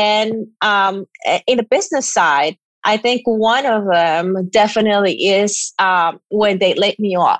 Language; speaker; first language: English; non-native, fluent; Spanish